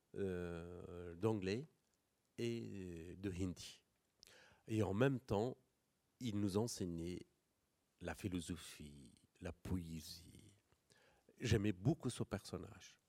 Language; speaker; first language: French; non-native, fluent; Persian